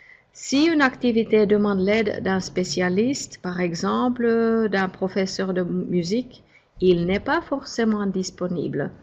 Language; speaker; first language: French; non-native, fluent; Finnish